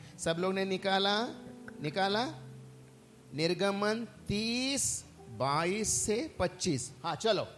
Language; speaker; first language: Hindi; non-native, local second language; Marathi